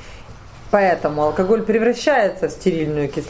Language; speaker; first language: Russian; native; Russian